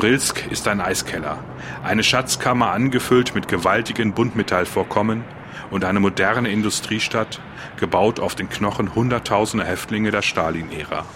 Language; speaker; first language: German; native; German